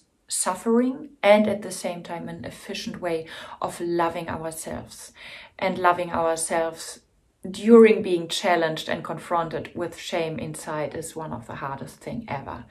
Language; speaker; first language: English; non-native, fluent; German